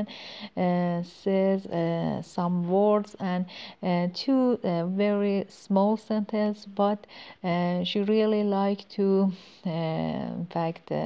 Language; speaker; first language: English; non-native, learner; Persian